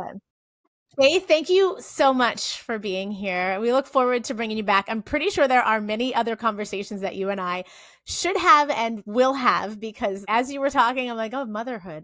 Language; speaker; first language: English; native; English